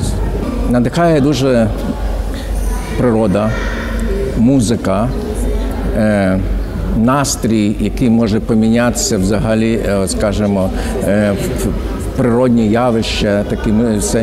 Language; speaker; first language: Ukrainian; native; Ukrainian